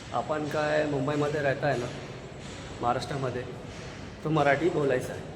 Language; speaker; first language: Marathi; non-native, local second language; Hindi